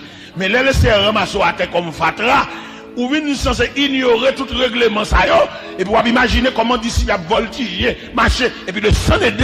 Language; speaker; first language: French; non-native, local second language; Haitian Creole